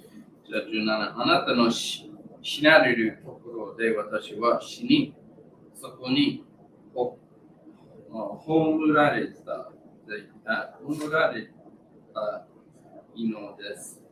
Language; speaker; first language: Japanese; non-native, learner; English